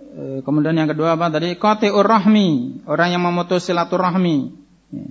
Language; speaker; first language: Indonesian; native; Indonesian